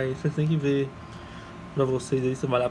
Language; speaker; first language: Portuguese; native; Portuguese